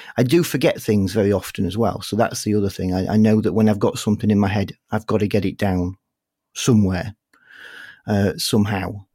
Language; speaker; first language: English; native; English